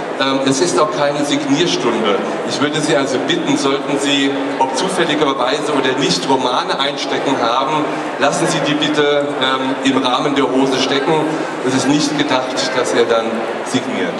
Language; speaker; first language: German; native; German